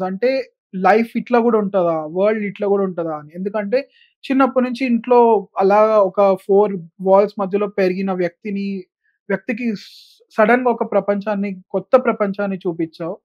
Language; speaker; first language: Telugu; native; Telugu